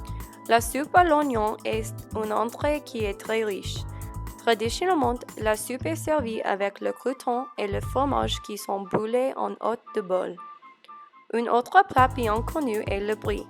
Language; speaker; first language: French; non-native, learner; English